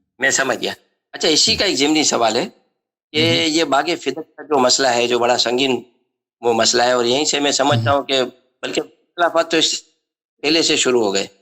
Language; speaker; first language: Urdu; non-native, local second language; Memoni